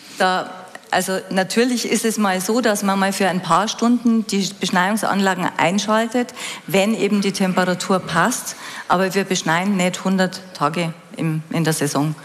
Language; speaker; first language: German; native; German